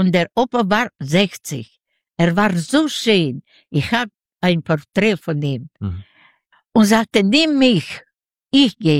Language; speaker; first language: German; non-native, learner; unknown